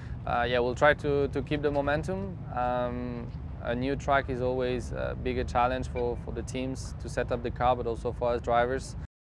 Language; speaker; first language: English; non-native, fluent; French